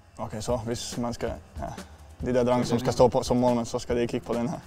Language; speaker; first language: Danish; non-native, fluent; Finnish